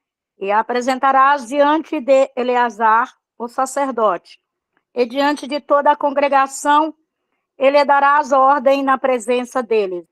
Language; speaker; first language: Portuguese; native; Portuguese